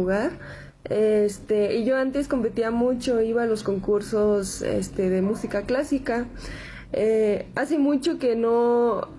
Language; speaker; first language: Spanish; non-native, local second language; Korean